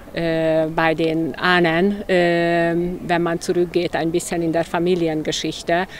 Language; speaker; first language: German; non-native, local second language; Hungarian